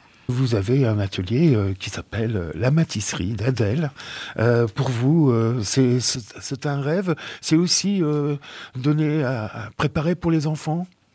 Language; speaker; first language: French; native; French